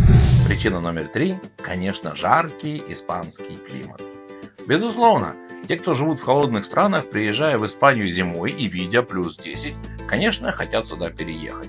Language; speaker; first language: Russian; native; Russian